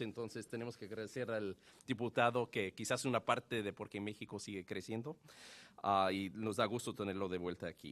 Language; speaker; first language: Spanish; non-native, fluent; English